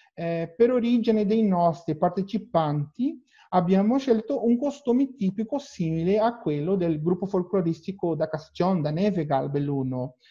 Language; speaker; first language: Italian; non-native, learner; Portuguese